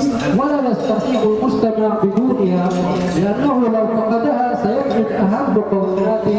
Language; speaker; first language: Arabic; native; Arabic